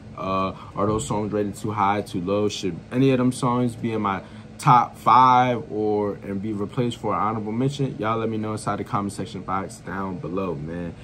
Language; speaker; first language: English; native; English